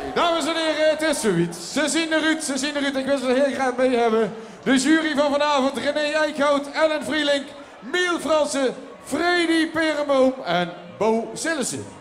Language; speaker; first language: Dutch; native; Dutch